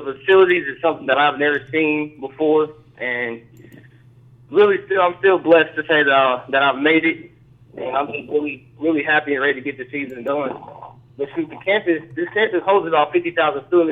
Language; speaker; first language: English; native; English